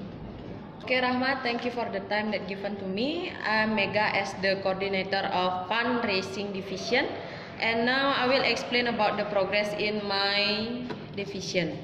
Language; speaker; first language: English; non-native, learner; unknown